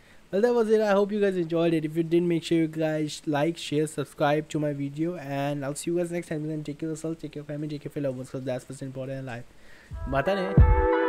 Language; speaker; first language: English; non-native, local second language; Hindi